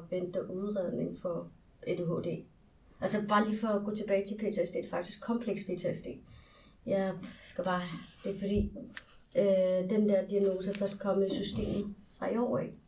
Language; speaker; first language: Danish; early bilingual, other home language; Arabic